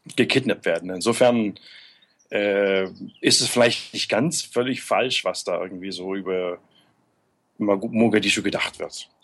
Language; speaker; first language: German; native; German